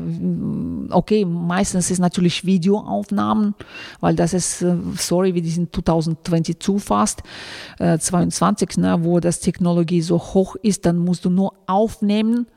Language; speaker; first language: German; non-native, fluent; Russian